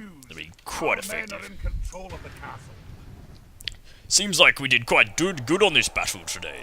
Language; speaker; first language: English; native; English